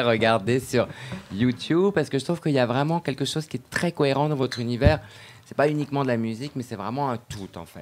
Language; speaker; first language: French; native; French